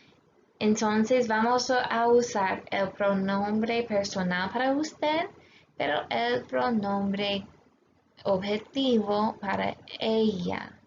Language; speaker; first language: Spanish; non-native, fluent; English